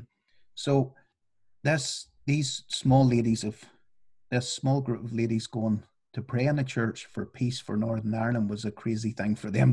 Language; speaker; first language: English; native; English